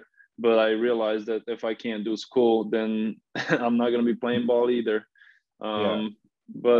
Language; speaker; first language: English; non-native, fluent; Slovenian